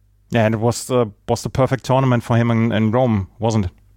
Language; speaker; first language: English; non-native, fluent; German